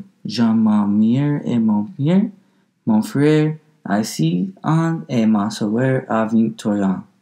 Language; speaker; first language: French; non-native, learner; English